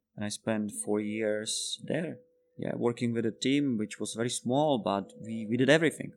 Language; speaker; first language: English; non-native, fluent; Czech